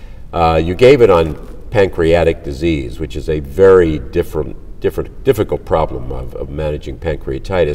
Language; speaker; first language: English; native; English